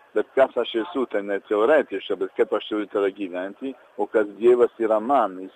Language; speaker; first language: Lithuanian; early bilingual, heritage; Lithuanian